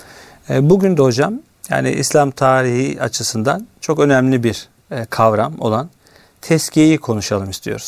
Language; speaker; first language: Turkish; native; Turkish